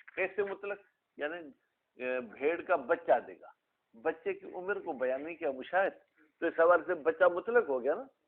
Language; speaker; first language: Urdu; non-native, local second language; Sindhi